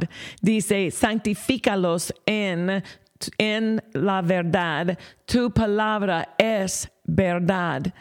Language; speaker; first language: Spanish; non-native, fluent; English